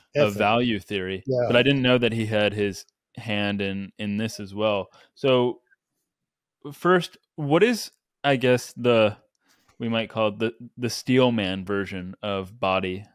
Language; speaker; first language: English; native; English